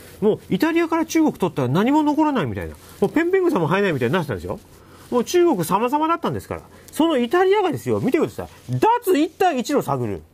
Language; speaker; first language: Japanese; native; Japanese